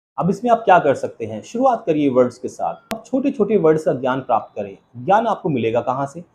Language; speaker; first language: Hindi; native; Hindi